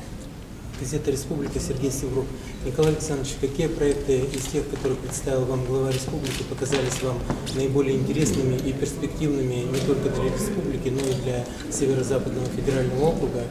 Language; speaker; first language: Russian; native; Russian